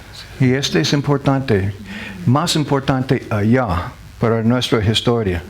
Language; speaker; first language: Spanish; non-native, learner; English